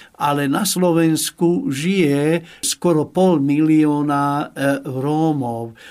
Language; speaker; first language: Slovak; non-native, local second language; Hungarian